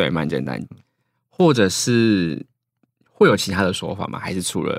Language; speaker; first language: Chinese; native; Chinese